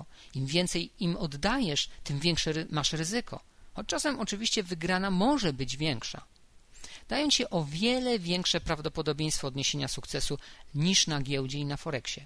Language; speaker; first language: Polish; native; Polish